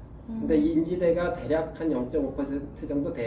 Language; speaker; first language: Korean; native; Korean